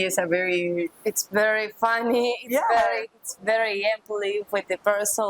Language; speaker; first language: English; non-native, learner; Spanish